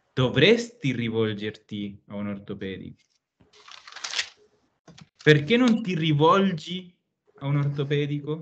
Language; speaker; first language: Italian; non-native, fluent; Spanish